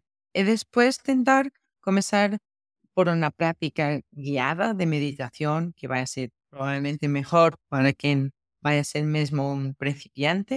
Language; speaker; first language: Spanish; non-native, fluent; Portuguese